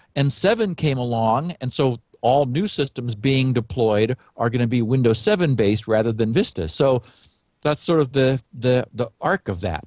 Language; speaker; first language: English; native; English